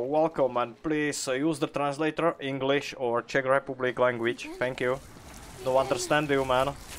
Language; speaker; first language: English; non-native, learner; Czech